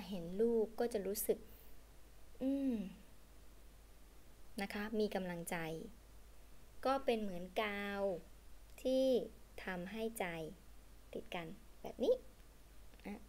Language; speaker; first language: Thai; native; Thai